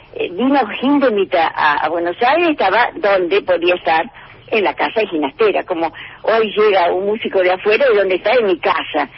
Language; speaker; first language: Spanish; native; Spanish